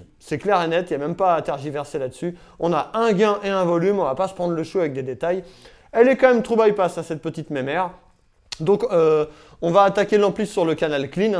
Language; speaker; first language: French; native; French